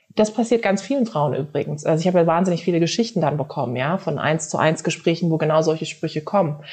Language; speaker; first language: German; native; German